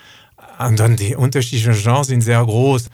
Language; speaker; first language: German; non-native, learner; French